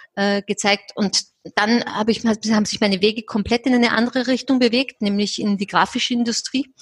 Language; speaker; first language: German; native; German